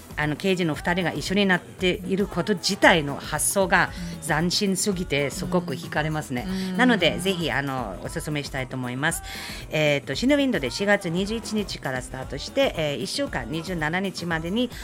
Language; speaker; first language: Japanese; non-native, fluent; German